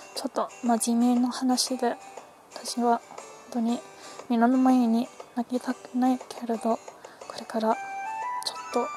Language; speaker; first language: Japanese; early bilingual, other home language; Chinese